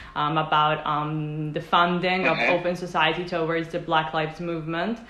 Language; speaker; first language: English; non-native, fluent; Italian